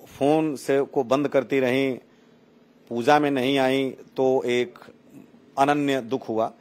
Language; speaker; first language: Hindi; native; Hindi